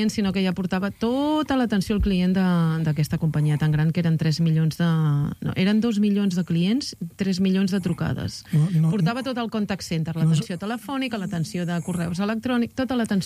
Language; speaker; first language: Catalan; native; Catalan